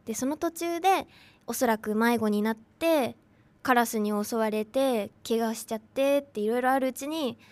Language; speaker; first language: Japanese; native; Japanese